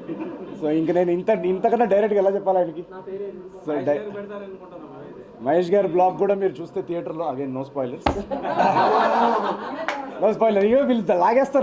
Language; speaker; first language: Telugu; native; Telugu